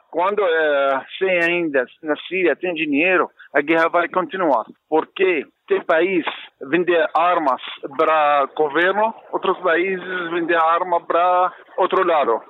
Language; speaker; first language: Portuguese; non-native, learner; Arabic